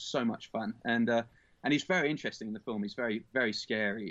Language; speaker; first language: English; native; English